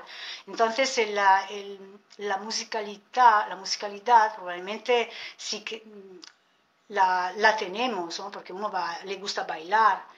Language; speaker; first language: Spanish; non-native, fluent; Italian